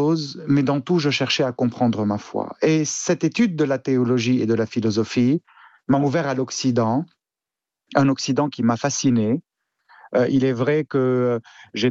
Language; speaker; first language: French; non-native, local second language; Arabic